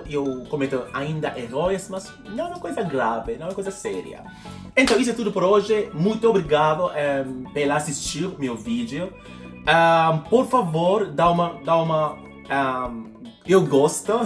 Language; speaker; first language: Portuguese; non-native, fluent; English